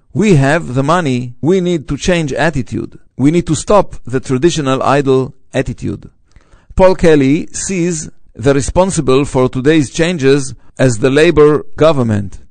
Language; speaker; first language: English; non-native, fluent; Hebrew